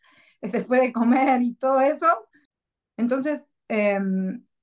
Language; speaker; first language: Spanish; native; Spanish